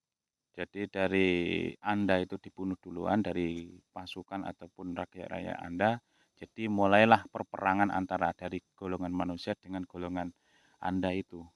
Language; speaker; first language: Indonesian; native; Indonesian